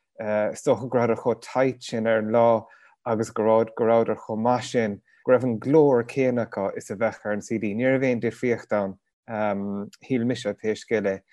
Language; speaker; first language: Irish; native; Irish